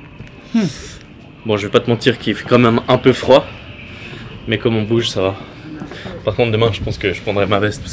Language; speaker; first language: French; native; French